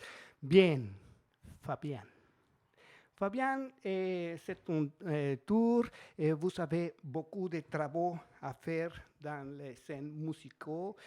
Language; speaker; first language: French; non-native, fluent; Spanish